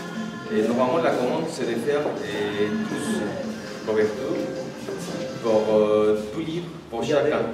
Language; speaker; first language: French; non-native, fluent; Spanish